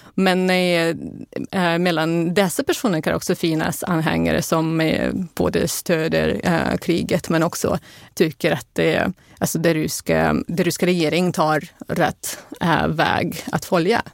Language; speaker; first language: Swedish; non-native, fluent; Russian